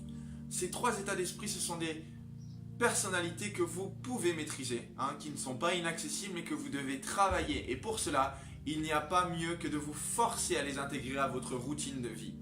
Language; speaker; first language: French; native; French